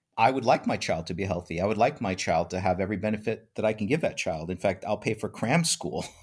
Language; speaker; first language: English; native; English